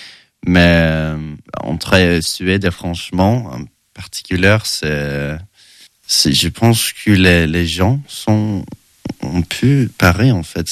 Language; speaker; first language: French; non-native, learner; Swedish